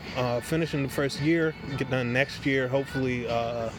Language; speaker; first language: English; native; English